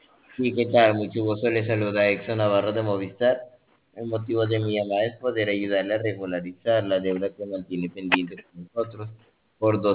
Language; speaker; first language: Spanish; native; Spanish